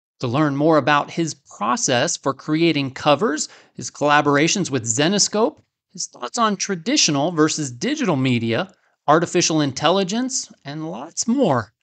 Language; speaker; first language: English; native; English